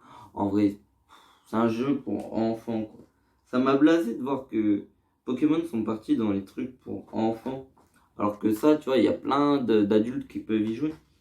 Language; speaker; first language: French; native; French